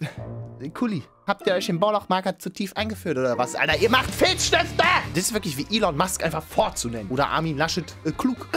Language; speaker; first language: German; native; German